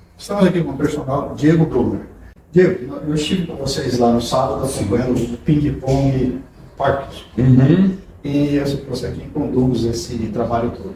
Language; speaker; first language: Portuguese; native; Portuguese